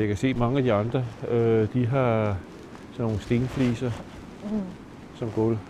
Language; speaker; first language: Danish; native; Danish